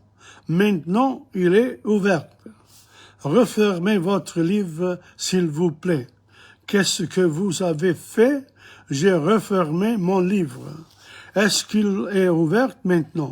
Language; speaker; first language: French; non-native, fluent; English